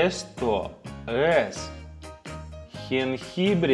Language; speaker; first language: Spanish; non-native, fluent; Russian